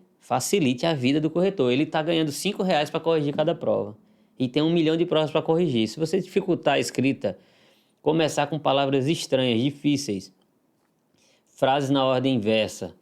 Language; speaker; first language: Portuguese; native; Portuguese